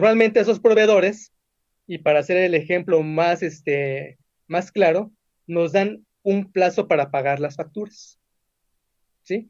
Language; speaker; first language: Spanish; native; Spanish